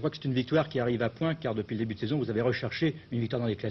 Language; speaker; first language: French; native; French